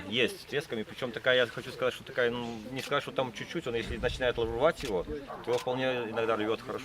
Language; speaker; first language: Russian; native; Russian